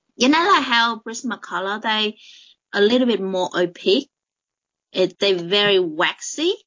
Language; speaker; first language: English; non-native, fluent; Vietnamese